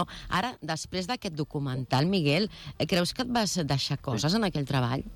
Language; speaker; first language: Catalan; native; Catalan